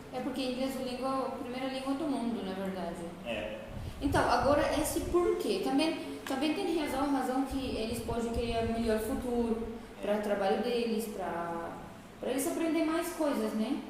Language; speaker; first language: Portuguese; non-native, fluent; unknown